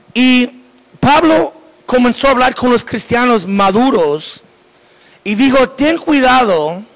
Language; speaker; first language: Spanish; non-native, fluent; English